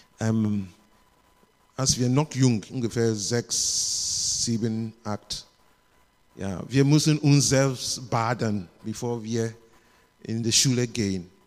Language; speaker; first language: German; non-native, learner; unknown